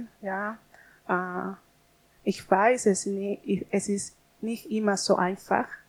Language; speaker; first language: German; non-native, learner; Spanish